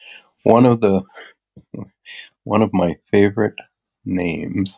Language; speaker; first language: English; native; English